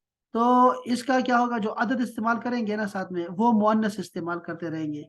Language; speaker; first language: Urdu; native; Urdu